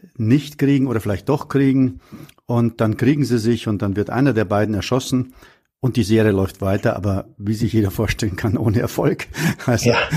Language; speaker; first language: German; native; German